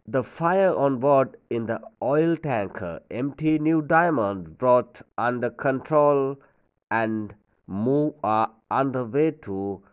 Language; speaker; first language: English; non-native, local second language; Sinhala